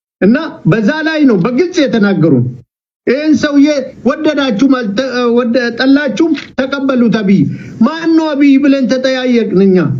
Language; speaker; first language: Amharic; non-native, local second language; Oromo